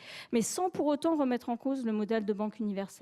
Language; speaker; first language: French; native; French